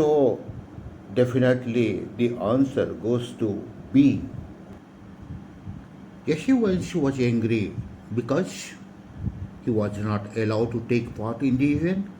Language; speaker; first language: English; non-native, local second language; Odia